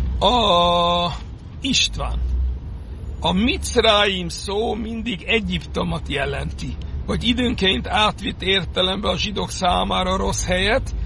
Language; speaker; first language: Hungarian; non-native, fluent; Yiddish